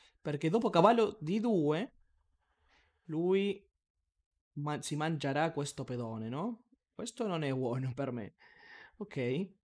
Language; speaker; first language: Italian; non-native, learner; Spanish